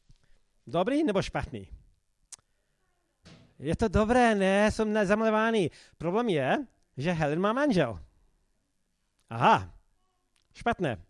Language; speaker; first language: Czech; non-native, fluent; English